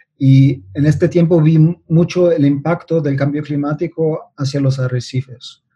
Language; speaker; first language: Spanish; non-native, fluent; German